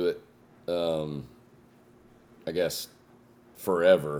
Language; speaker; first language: English; native; English